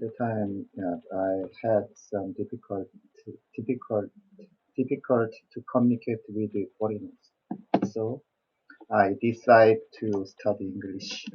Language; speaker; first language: English; non-native, learner; Korean